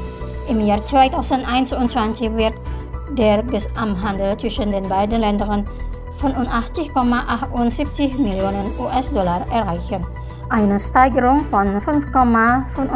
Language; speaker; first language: German; non-native, fluent; Indonesian